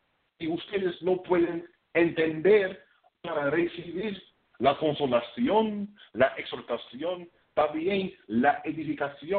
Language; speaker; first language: Spanish; non-native, fluent; English